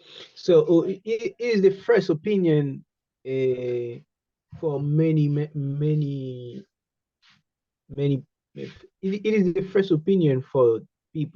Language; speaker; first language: English; non-native, learner; Haitian Creole